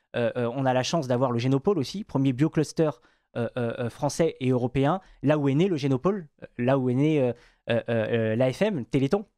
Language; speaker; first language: French; native; French